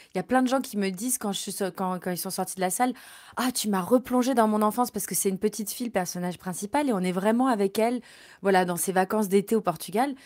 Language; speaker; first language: French; native; French